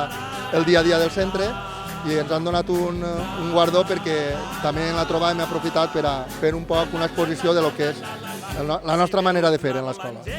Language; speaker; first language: Catalan; native; Catalan